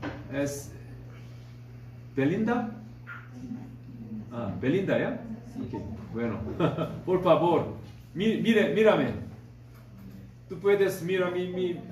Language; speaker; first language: Spanish; non-native, fluent; Korean